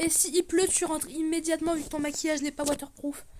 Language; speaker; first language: French; native; French